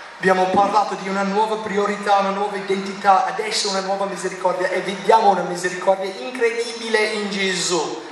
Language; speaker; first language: Italian; non-native, fluent; English